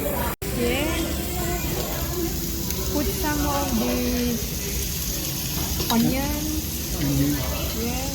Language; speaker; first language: English; non-native, local second language; Filipino